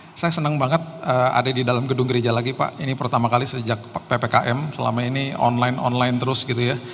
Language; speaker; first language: Indonesian; native; Indonesian